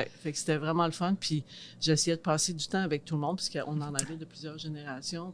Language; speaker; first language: French; native; French